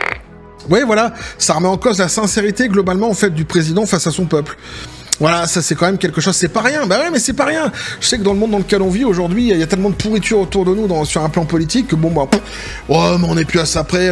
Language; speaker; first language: French; native; French